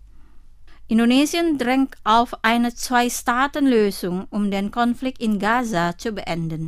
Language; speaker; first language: German; non-native, fluent; Indonesian